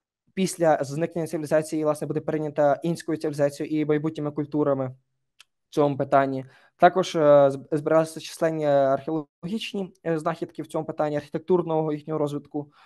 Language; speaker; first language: Ukrainian; native; Ukrainian